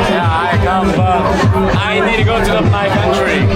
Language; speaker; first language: English; non-native, learner; Korean